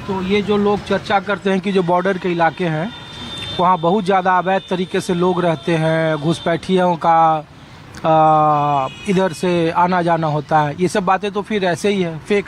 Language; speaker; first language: Hindi; native; Hindi